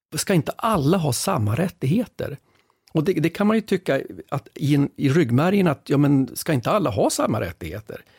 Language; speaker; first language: Swedish; native; Swedish